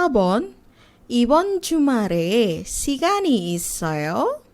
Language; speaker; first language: Korean; non-native, fluent; Indonesian